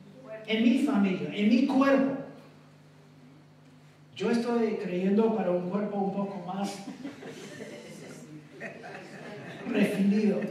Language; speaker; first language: Spanish; non-native, fluent; English